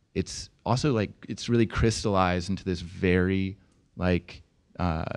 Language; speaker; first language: English; native; English